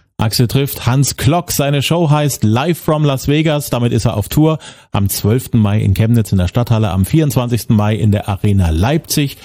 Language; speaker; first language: German; native; German